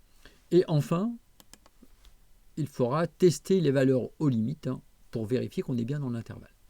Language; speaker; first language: French; native; French